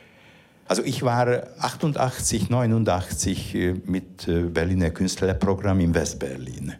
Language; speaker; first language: German; non-native, fluent; Hungarian